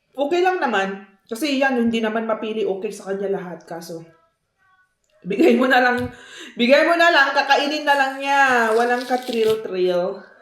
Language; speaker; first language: Filipino; non-native, local second language; Iloko